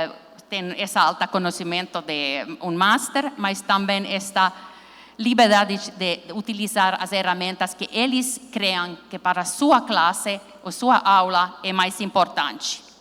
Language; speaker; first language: Portuguese; non-native, learner; Finnish